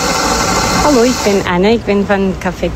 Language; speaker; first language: Dutch; non-native, learner; Portuguese